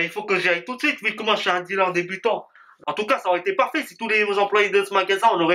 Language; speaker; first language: French; native; French